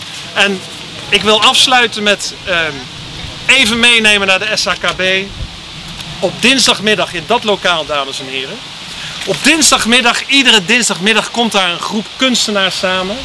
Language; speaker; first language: Dutch; native; Dutch